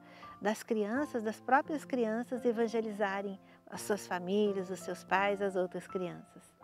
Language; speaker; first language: Portuguese; native; Portuguese